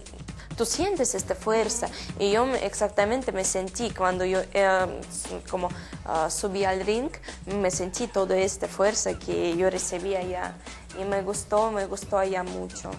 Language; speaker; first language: Spanish; non-native, learner; Russian